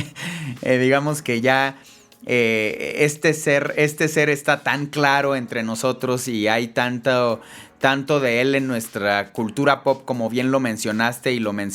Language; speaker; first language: Spanish; native; Spanish